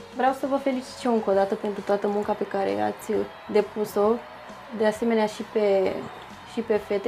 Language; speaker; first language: Romanian; native; Romanian